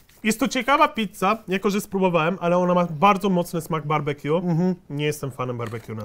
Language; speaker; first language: Polish; native; Polish